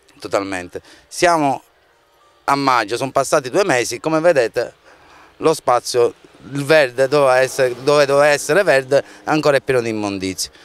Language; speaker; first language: Italian; native; Italian